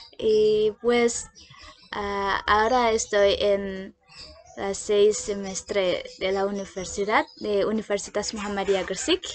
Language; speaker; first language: Spanish; non-native, learner; Indonesian